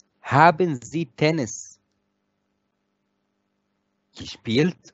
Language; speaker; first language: German; non-native, fluent; Arabic